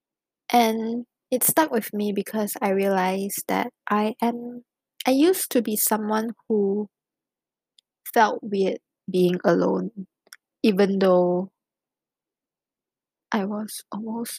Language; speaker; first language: English; non-native, local second language; Chinese